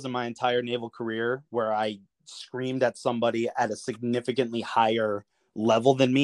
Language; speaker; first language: English; native; English